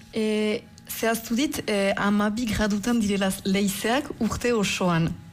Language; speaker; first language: Basque; native; Basque